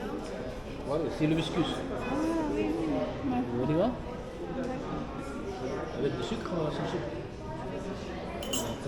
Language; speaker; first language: French; non-native, fluent; Arabic